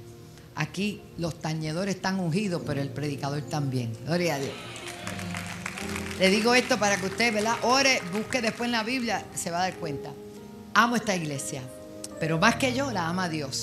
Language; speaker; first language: Spanish; native; Spanish